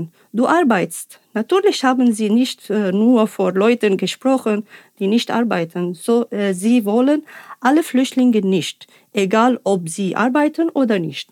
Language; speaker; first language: German; non-native, fluent; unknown